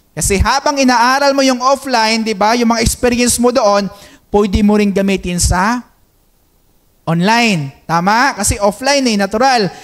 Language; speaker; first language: Filipino; non-native, local second language; Hiligaynon